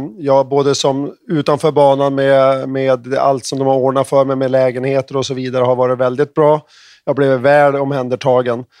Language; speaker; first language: Swedish; native; Swedish